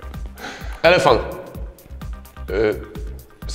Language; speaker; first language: English; non-native, learner; Polish